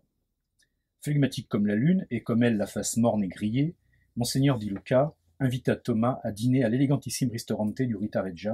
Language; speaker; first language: French; native; French